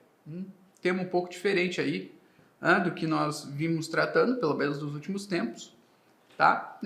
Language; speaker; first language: Portuguese; native; Portuguese